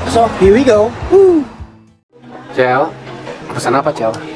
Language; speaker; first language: English; non-native, fluent; Indonesian